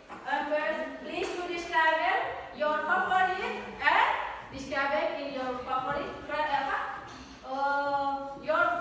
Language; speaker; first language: English; non-native, learner; Indonesian